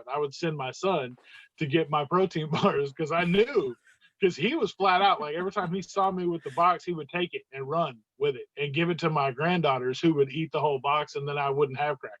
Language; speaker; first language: English; native; English